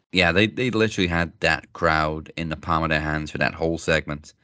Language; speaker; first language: English; native; English